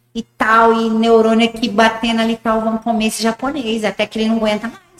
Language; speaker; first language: Portuguese; early bilingual, heritage; Portuguese